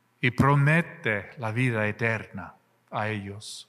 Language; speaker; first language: Spanish; non-native, fluent; English